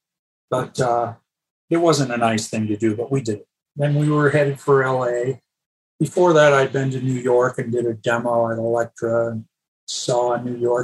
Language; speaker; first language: English; native; English